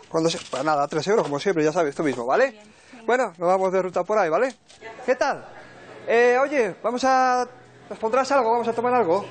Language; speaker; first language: Spanish; native; Spanish